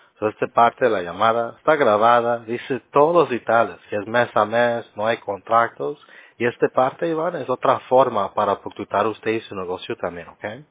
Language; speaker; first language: Spanish; early bilingual, heritage; Spanish